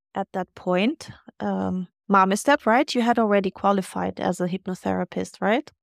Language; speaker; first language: English; non-native, fluent; German